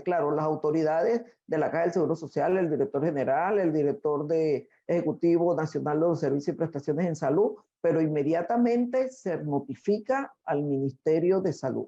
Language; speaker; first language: Spanish; native; Spanish